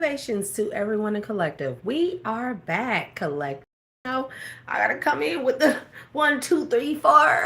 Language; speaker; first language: English; native; English